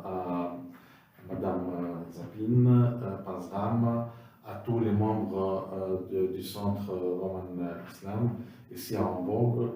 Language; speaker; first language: French; non-native, local second language; Arabic